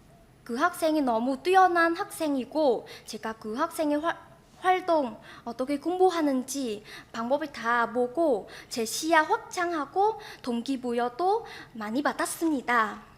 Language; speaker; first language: Korean; non-native, fluent; Vietnamese